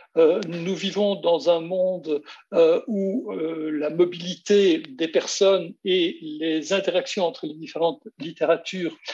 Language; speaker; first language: French; native; French